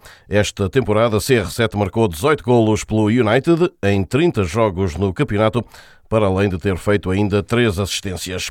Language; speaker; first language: Portuguese; native; Portuguese